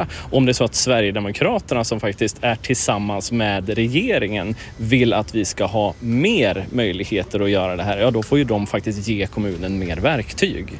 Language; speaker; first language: Swedish; native; Swedish